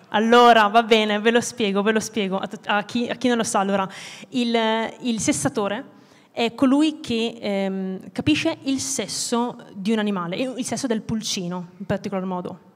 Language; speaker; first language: Italian; native; Italian